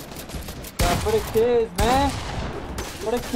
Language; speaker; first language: English; native; English